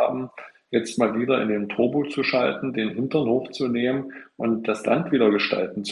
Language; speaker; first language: German; native; German